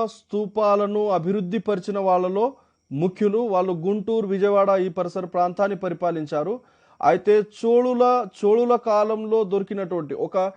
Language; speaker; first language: Telugu; non-native, local second language; Marathi